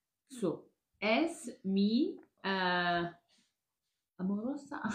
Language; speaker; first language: Spanish; non-native, learner; French